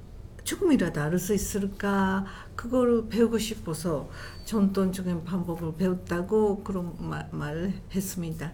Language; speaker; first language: Korean; non-native, learner; Japanese